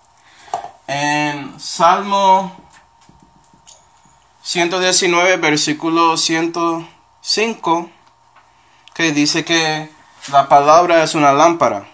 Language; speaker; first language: Spanish; non-native, fluent; English